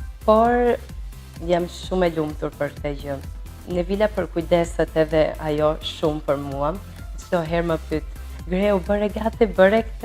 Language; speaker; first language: Albanian; early bilingual, heritage; Albanian